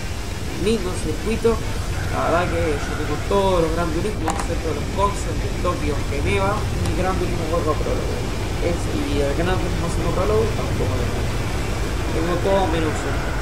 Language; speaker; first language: Spanish; native; Spanish